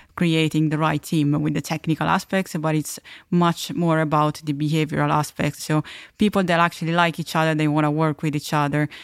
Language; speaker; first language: English; non-native, fluent; Italian